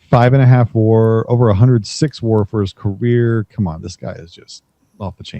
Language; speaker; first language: English; native; English